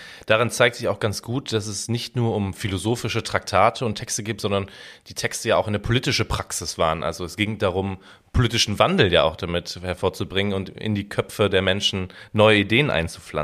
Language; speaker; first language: German; native; German